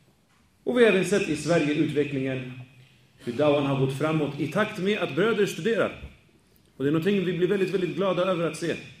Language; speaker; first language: Swedish; native; Swedish